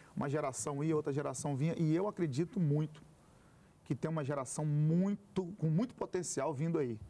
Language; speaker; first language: Portuguese; native; Portuguese